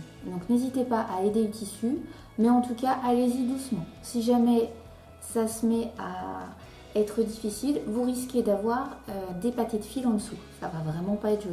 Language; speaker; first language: French; native; French